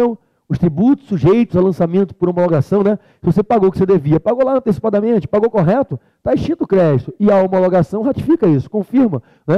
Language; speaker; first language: Portuguese; native; Portuguese